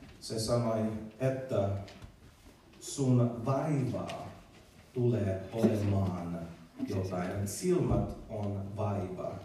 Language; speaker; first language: Finnish; non-native, learner; English